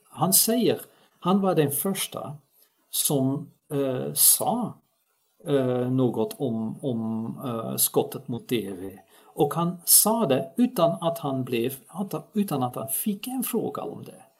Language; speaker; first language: Swedish; non-native, fluent; Dutch